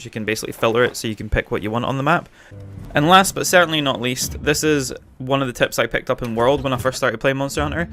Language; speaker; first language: English; native; English